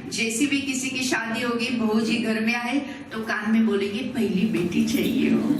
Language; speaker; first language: Hindi; non-native, local second language; Marathi